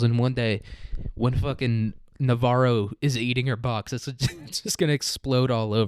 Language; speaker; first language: English; native; English